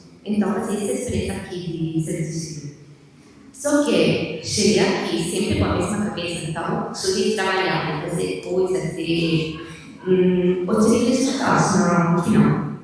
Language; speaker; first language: Portuguese; non-native, fluent; Italian